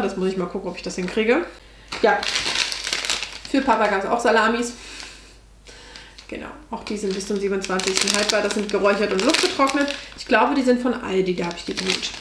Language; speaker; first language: German; native; German